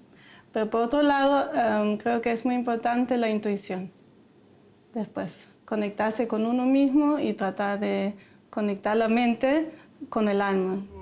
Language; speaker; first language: Spanish; non-native, fluent; German